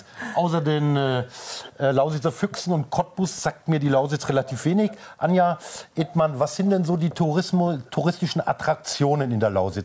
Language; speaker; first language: German; native; German